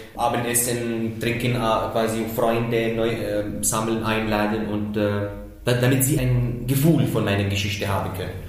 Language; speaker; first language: German; non-native, fluent; Arabic